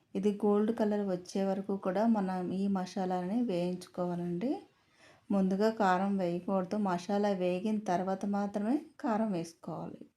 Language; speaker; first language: Telugu; native; Telugu